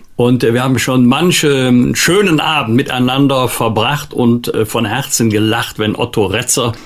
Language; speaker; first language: German; native; German